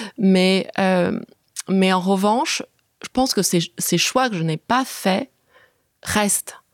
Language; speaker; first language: French; early bilingual, other home language; Chinese